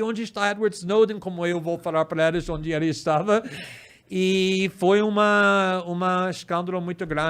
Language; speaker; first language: Portuguese; non-native, fluent; English